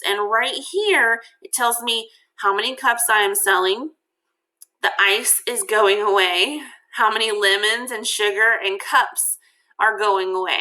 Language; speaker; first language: English; native; English